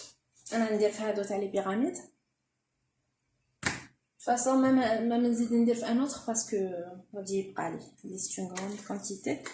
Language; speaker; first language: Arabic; native; Arabic